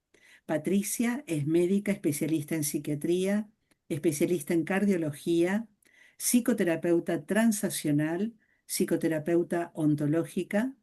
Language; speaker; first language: Spanish; native; Spanish